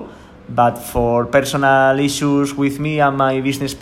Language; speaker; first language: English; non-native, learner; Spanish